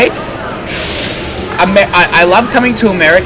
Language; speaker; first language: English; native; English